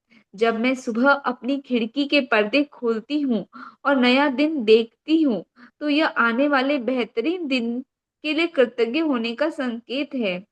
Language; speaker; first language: Hindi; native; Hindi